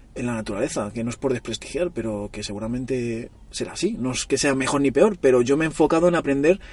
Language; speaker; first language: Spanish; native; Spanish